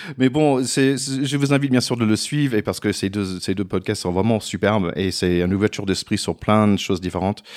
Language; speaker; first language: French; non-native, fluent; English